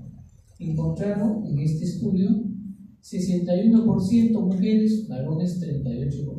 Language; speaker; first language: Spanish; native; Spanish